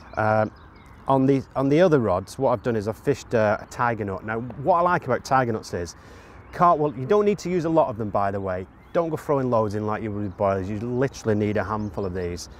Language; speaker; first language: English; native; English